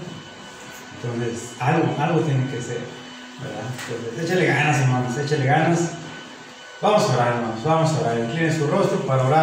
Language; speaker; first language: Spanish; native; Spanish